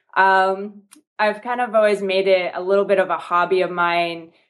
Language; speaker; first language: English; native; English